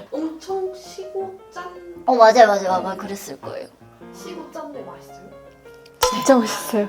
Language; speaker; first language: Korean; non-native, fluent; Japanese